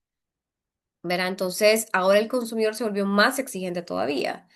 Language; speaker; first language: Spanish; native; Spanish